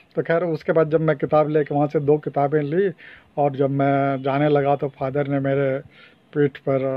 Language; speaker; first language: Hindi; non-native, local second language; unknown